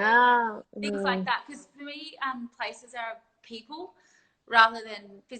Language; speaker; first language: English; native; English